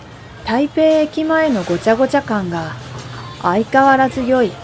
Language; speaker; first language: Japanese; native; Japanese